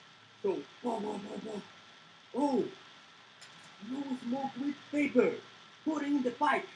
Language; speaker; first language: English; non-native, learner; Portuguese